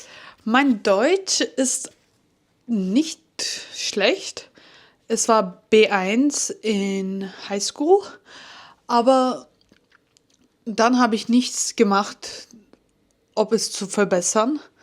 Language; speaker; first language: German; early bilingual, heritage; English